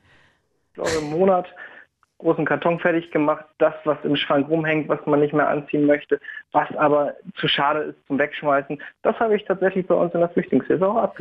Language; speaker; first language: German; native; German